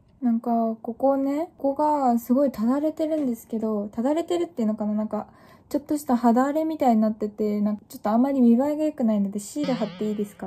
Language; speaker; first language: Japanese; native; Japanese